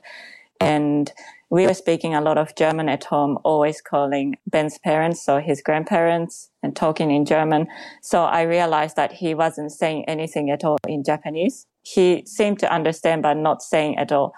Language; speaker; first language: English; non-native, fluent; Japanese